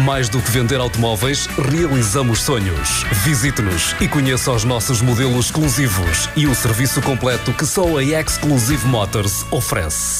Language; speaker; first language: Portuguese; native; Portuguese